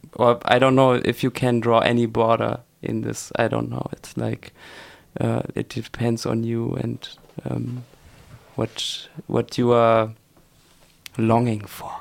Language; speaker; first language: English; non-native, fluent; German